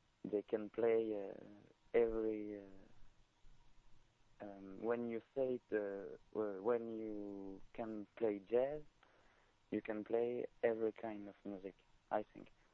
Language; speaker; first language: English; non-native, learner; French